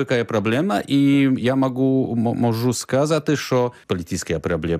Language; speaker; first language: Ukrainian; non-native, learner; Polish